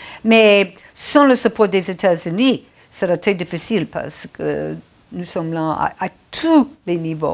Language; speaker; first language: French; non-native, fluent; English